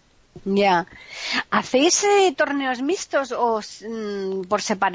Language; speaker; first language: Spanish; native; Spanish